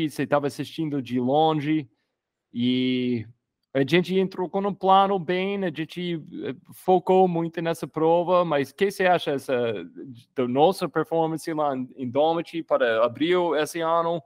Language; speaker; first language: Portuguese; non-native, fluent; English